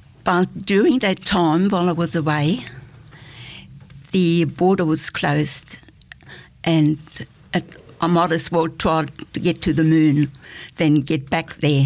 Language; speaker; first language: English; non-native, fluent; German